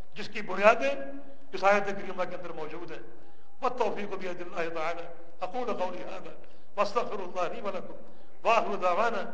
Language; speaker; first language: Urdu; native; Urdu